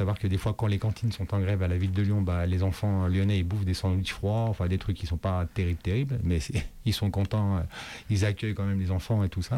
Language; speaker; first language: French; native; French